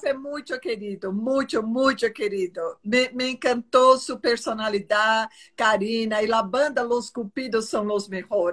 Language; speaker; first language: Spanish; non-native, fluent; Portuguese